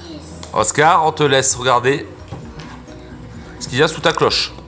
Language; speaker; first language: French; native; French